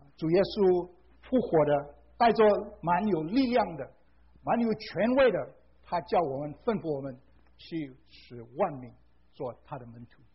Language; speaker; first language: Chinese; non-native, fluent; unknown